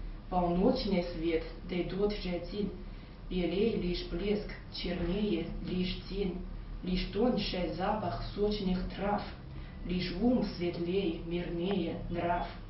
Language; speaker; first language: Russian; non-native, learner; Chinese